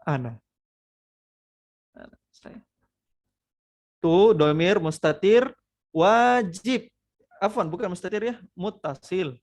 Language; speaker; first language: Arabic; non-native, fluent; Indonesian